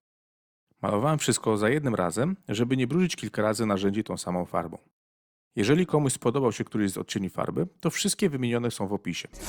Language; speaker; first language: Polish; native; Polish